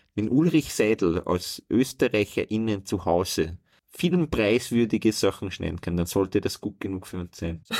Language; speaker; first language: German; native; German